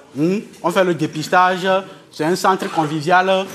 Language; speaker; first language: French; non-native, local second language; Ewe